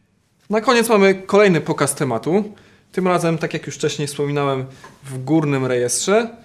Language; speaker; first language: Polish; native; Polish